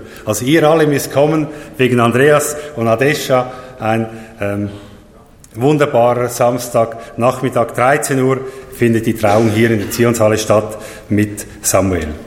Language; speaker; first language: German; native; German